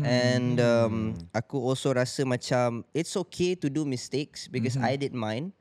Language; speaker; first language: English; non-native, local second language; Malay